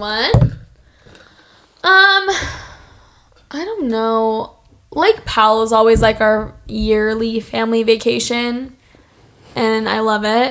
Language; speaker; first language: English; native; English